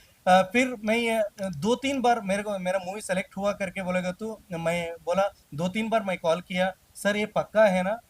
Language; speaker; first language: Hindi; non-native, local second language; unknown